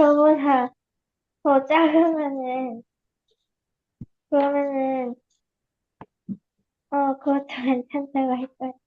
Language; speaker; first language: Korean; early bilingual, heritage; Korean